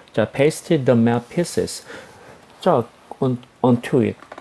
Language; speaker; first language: English; non-native, fluent; Korean